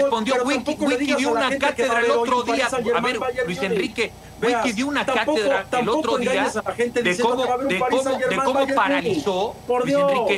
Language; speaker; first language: Spanish; native; Spanish